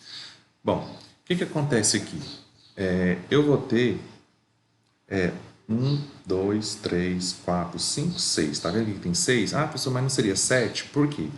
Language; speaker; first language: Portuguese; native; Portuguese